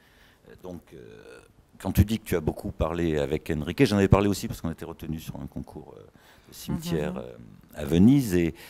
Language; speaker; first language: French; native; French